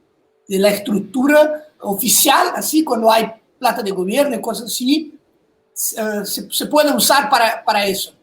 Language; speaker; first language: Spanish; non-native, fluent; Portuguese